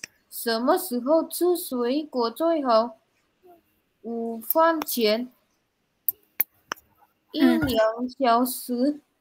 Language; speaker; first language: Chinese; non-native, learner; Indonesian